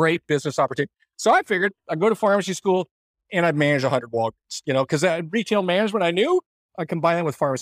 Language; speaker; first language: English; native; English